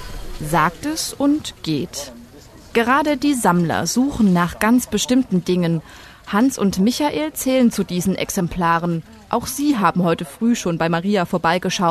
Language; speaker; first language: German; native; German